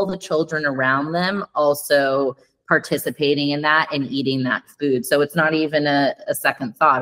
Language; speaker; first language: English; native; English